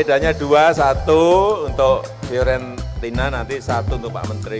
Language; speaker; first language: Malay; non-native, local second language; Javanese